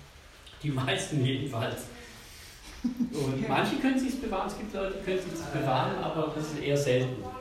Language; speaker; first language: German; native; German